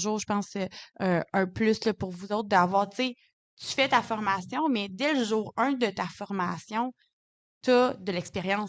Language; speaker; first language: French; native; French